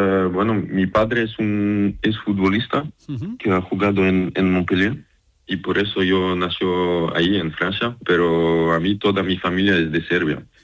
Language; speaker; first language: Spanish; non-native, learner; Serbian